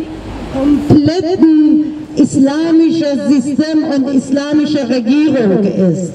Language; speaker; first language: German; non-native, learner; Persian